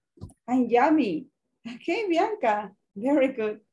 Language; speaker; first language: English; non-native, learner; Spanish